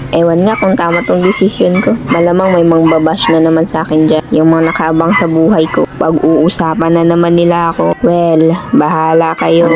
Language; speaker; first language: Filipino; non-native, local second language; Hiligaynon